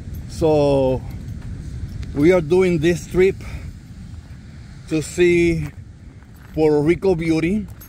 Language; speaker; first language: English; non-native, local second language; Spanish